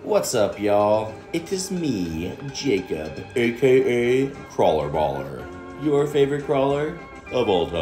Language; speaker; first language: English; native; English